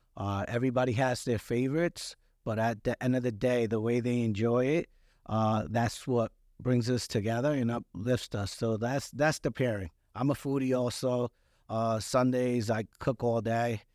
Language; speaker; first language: English; early bilingual, other home language; Spanish